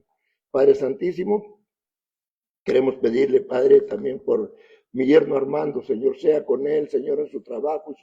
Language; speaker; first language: Spanish; native; Spanish